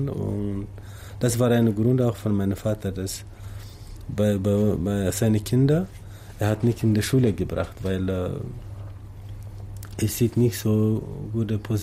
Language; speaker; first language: German; non-native, learner; Tamasheq